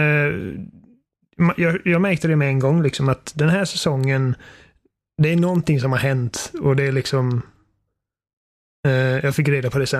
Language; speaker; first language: Swedish; native; Swedish